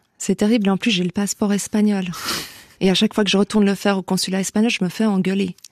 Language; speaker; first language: French; native; French